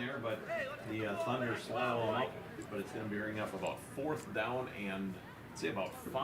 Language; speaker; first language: English; native; English